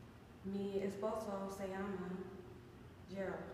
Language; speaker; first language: Spanish; non-native, learner; English